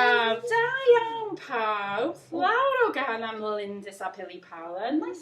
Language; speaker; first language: Welsh; non-native, learner; English